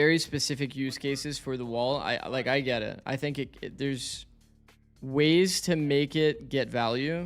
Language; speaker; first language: English; native; English